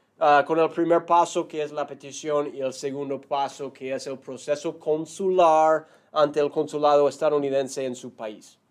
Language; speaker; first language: Spanish; non-native, fluent; English